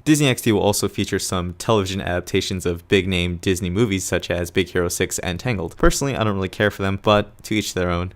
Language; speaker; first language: English; native; English